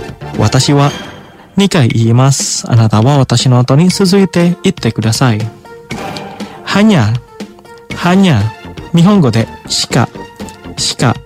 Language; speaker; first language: Japanese; non-native, fluent; Indonesian